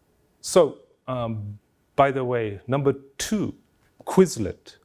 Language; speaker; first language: English; non-native, fluent; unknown